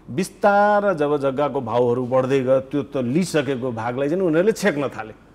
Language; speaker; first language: Nepali; non-native, local second language; Maithili